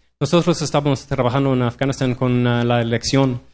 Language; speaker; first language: Spanish; non-native, learner; English